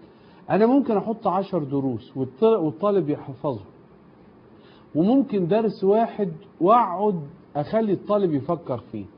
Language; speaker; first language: Arabic; native; Arabic